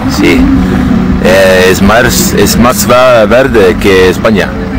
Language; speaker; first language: Spanish; non-native, learner; Swedish